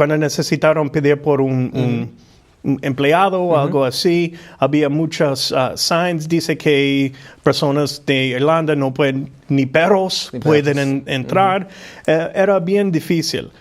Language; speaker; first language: Spanish; non-native, fluent; English